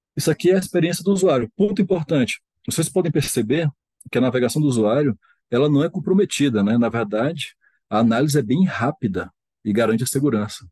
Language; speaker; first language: Portuguese; native; Portuguese